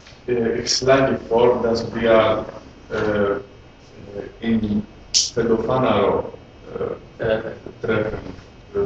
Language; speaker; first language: German; non-native, learner; Greek